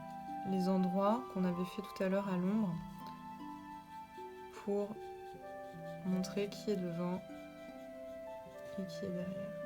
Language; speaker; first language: French; native; French